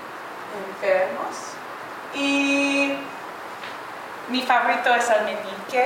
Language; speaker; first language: Spanish; non-native, learner; English